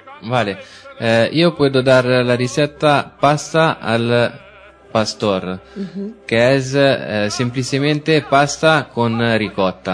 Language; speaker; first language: Spanish; non-native, learner; Italian